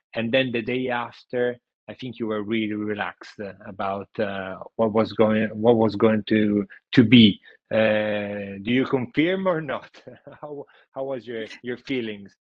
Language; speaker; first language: English; non-native, fluent; Italian